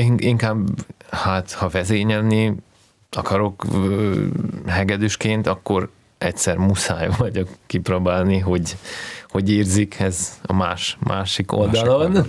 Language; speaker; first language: Hungarian; non-native, fluent; Russian